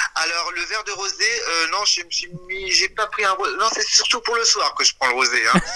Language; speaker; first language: French; native; French